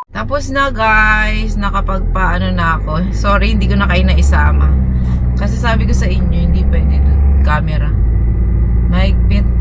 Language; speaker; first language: Filipino; native; Filipino